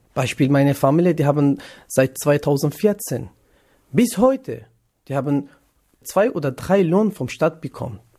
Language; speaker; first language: German; non-native, learner; Kurdish